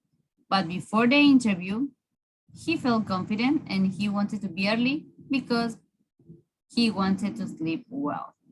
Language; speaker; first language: English; non-native, fluent; Spanish